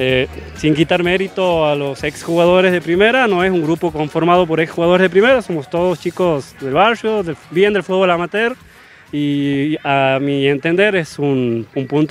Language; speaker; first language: Spanish; native; Spanish